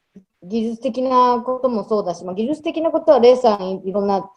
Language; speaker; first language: Japanese; native; Japanese